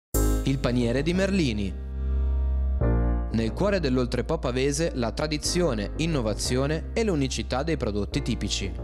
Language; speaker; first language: Italian; native; Italian